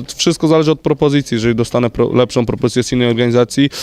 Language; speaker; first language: Polish; native; Polish